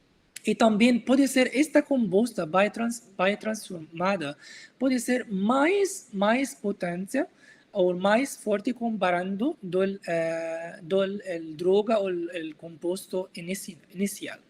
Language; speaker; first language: Spanish; non-native, learner; Arabic